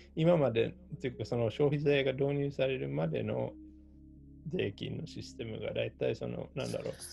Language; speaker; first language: Japanese; non-native, fluent; Finnish